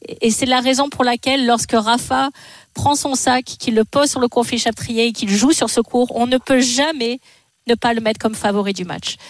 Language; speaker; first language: French; native; French